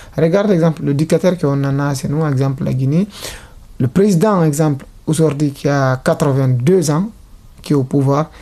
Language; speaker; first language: French; non-native, local second language; Fula